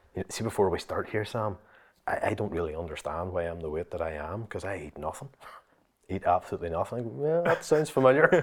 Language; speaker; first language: English; native; English